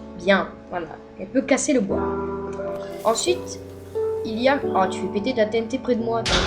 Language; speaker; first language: French; native; French